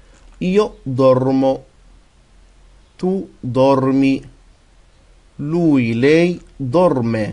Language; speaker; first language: Italian; non-native, fluent; Arabic